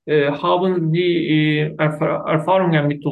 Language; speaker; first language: German; non-native, learner; Turkish